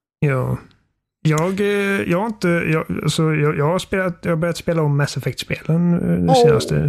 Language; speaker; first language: Swedish; native; Swedish